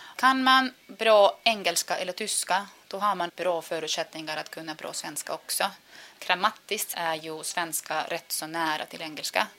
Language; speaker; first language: Swedish; non-native, fluent; Estonian